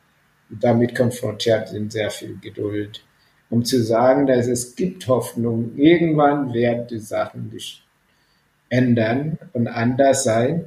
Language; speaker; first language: German; non-native, fluent; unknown